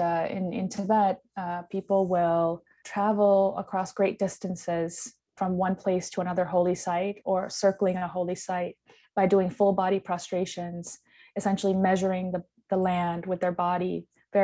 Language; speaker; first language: English; non-native, local second language; Tibetan